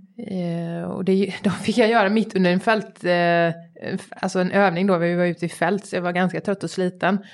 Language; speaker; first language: Swedish; native; Swedish